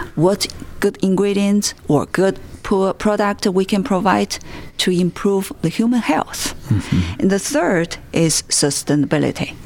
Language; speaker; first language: English; non-native, fluent; Chinese